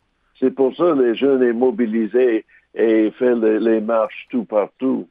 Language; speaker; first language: French; non-native, local second language; English